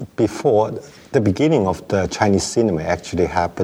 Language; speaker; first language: English; non-native, local second language; Wu Chinese